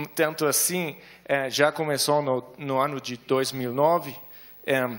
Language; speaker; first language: Portuguese; non-native, fluent; German